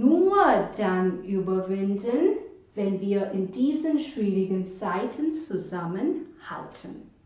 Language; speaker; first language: German; non-native, fluent; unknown